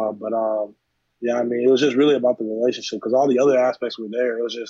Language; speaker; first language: English; native; English